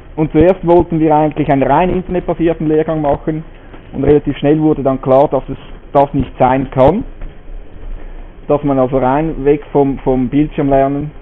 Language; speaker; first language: German; native; German